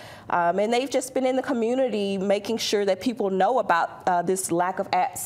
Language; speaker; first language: English; native; English